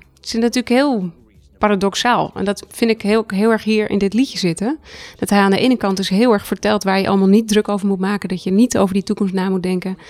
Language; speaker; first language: Dutch; native; Dutch